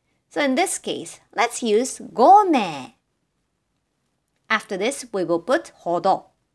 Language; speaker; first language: English; non-native, fluent; Japanese